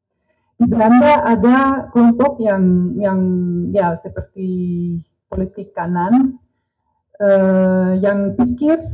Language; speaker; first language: Indonesian; non-native, learner; Dutch